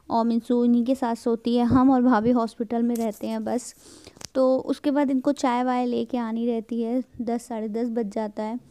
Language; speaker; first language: Hindi; native; Hindi